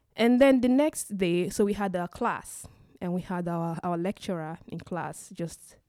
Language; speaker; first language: English; non-native, local second language; Igbo